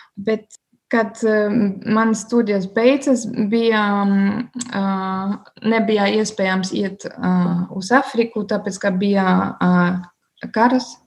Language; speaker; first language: Latvian; non-native, learner; German